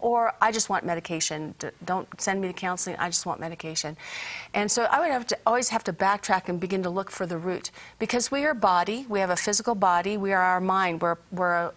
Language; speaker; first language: English; native; English